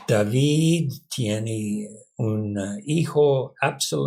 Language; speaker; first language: Spanish; non-native, learner; English